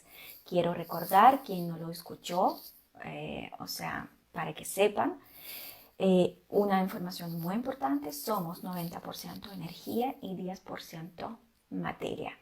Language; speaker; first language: Spanish; non-native, fluent; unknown